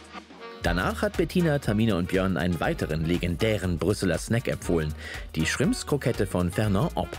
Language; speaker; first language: German; native; German